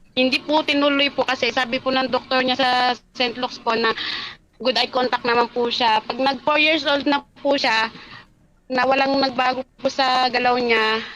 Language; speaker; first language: Filipino; native; Filipino